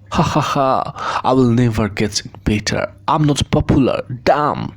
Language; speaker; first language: English; non-native, local second language; Bangla